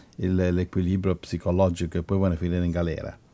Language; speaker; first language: Italian; native; Italian